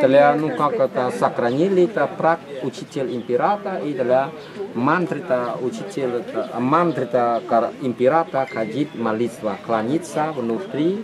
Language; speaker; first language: Russian; non-native, learner; Khmer